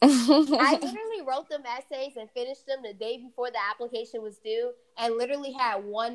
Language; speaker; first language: English; early bilingual, other home language; Fula